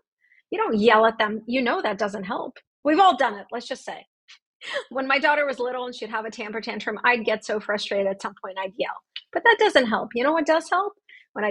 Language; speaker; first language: English; early bilingual, other home language; Russian